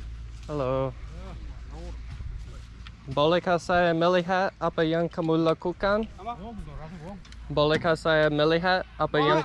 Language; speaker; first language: Indonesian; non-native, learner; English